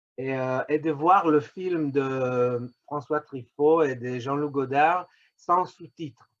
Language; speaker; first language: French; non-native, fluent; Hebrew